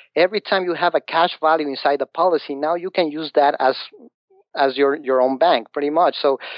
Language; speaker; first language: English; non-native, fluent; Spanish